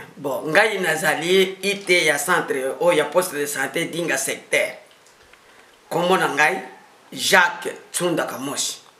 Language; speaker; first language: Lingala; non-native, local second language; Kituba (Democratic Republic of Congo)